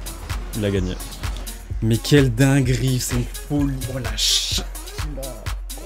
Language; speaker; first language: French; native; French